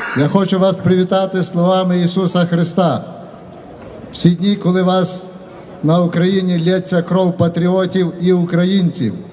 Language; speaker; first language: Ukrainian; native; Ukrainian